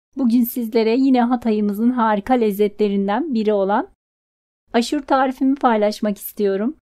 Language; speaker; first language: Turkish; native; Turkish